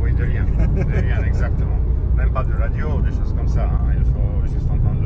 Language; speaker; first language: French; non-native, fluent; Romanian